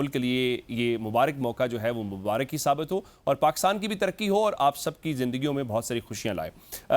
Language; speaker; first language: Urdu; native; Urdu